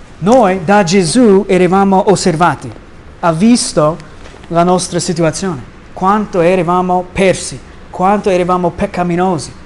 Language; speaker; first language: Italian; non-native, fluent; English